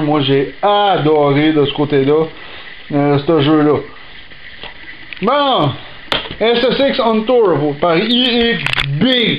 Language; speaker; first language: French; native; French